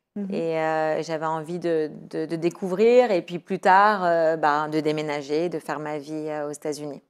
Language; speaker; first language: French; native; French